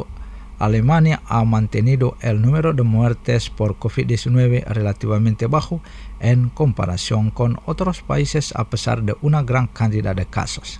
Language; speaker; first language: Spanish; non-native, fluent; Indonesian